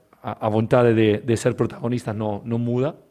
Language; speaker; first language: Portuguese; non-native, learner; Spanish